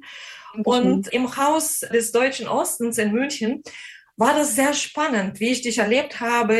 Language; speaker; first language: German; non-native, fluent; Russian